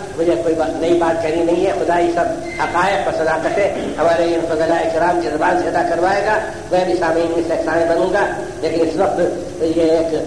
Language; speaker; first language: Urdu; native; Urdu